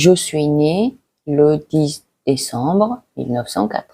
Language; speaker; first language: French; non-native, fluent; Mongolian